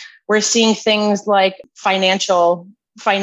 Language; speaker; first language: English; native; English